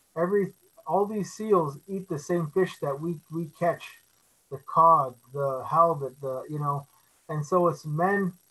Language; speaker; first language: English; native; English